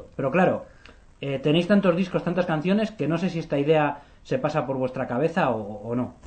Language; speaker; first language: Spanish; native; Spanish